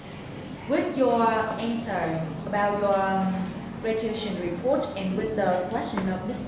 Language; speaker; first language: English; non-native, learner; Vietnamese